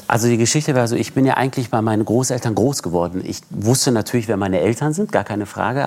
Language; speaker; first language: German; early bilingual, other home language; Persian